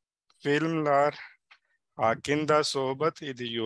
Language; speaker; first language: Turkish; non-native, learner; Urdu